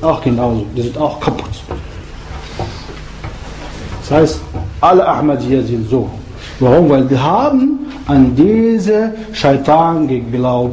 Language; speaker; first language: German; non-native, fluent; Arabic